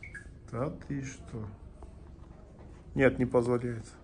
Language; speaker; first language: Russian; non-native, learner; Armenian